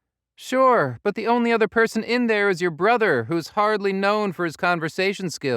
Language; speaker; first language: English; native; English